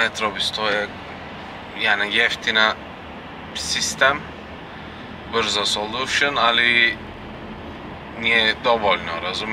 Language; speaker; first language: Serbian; non-native, learner; Turkish